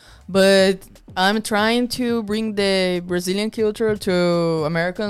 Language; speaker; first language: English; non-native, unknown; Portuguese